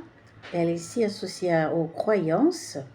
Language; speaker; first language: French; non-native, fluent; Portuguese